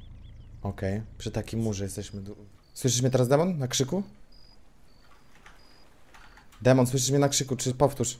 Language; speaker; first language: Polish; native; Polish